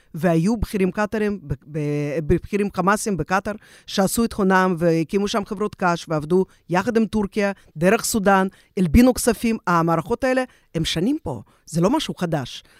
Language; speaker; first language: Hebrew; non-native, fluent; Russian